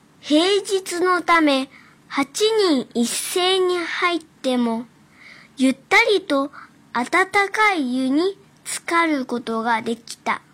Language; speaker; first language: Japanese; early bilingual, other home language; Chinese